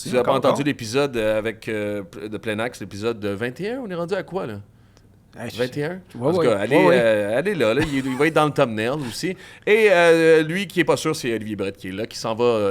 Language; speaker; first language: French; native; French